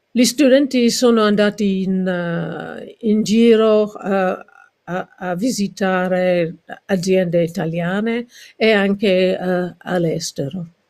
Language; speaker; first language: Italian; non-native, fluent; English